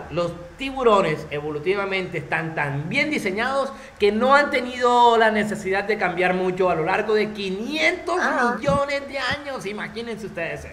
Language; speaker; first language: Spanish; native; Spanish